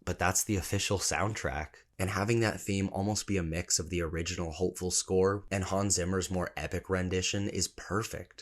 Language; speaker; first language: English; native; English